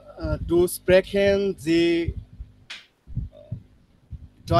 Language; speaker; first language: German; non-native, learner; Bangla